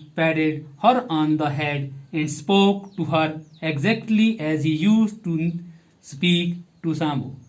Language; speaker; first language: English; non-native, local second language; Kashmiri